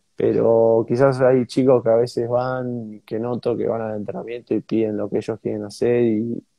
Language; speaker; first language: Spanish; native; Spanish